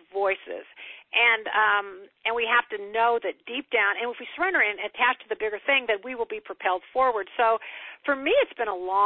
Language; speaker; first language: English; native; English